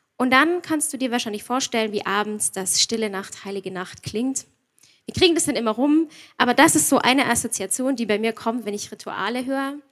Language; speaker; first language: German; native; German